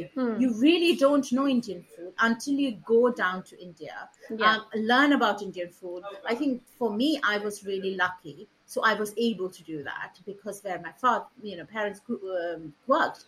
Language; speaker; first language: English; non-native, local second language; Punjabi